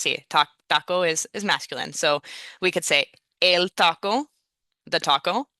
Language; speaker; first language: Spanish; non-native, fluent; English